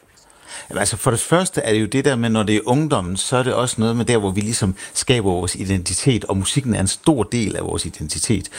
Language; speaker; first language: Danish; native; Danish